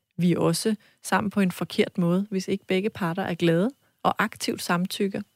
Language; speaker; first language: Danish; early bilingual, other home language; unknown